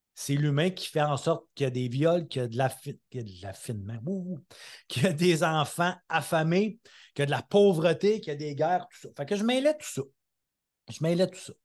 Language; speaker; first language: French; native; French